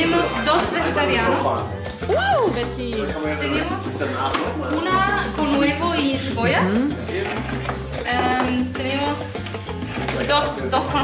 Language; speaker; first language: Spanish; non-native, learner; German